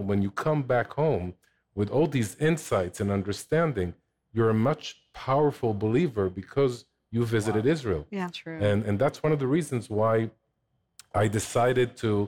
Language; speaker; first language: English; non-native, fluent; Hebrew